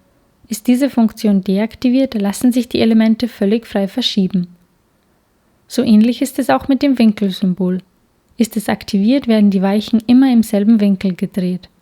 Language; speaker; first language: German; native; German